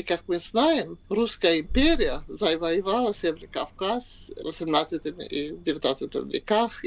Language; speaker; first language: Russian; non-native, fluent; Swedish